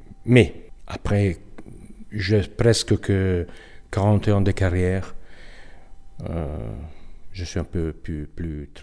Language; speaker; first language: French; non-native, learner; Italian